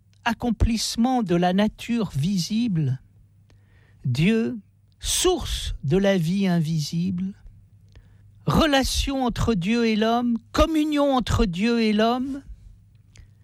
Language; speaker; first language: French; native; French